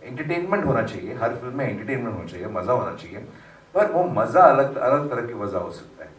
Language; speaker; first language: Hindi; non-native, local second language; Tamil